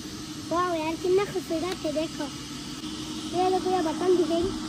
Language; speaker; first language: Hindi; non-native, local second language; Khowar